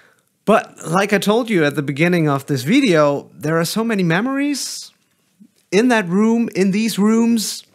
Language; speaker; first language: English; non-native, fluent; German